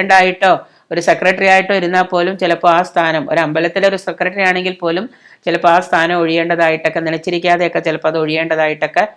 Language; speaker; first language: Malayalam; native; Malayalam